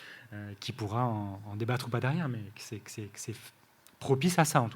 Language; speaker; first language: French; native; French